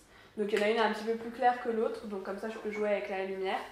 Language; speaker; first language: French; native; French